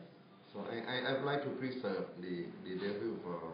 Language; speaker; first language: English; non-native, fluent; Thai